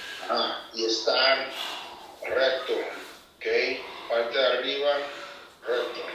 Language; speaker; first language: Spanish; early bilingual, heritage; Spanish